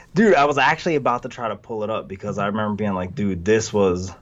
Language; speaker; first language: English; native; English